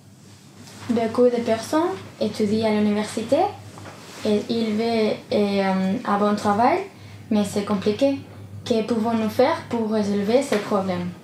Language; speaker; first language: French; non-native, learner; Spanish